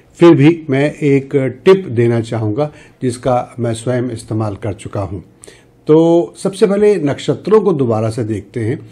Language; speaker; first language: Hindi; native; Hindi